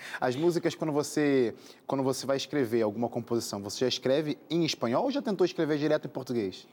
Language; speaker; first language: Portuguese; native; Portuguese